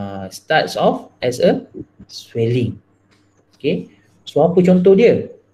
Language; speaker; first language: English; non-native, local second language; Malay